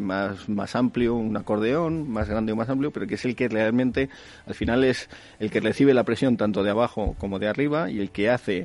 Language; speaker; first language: Spanish; native; Spanish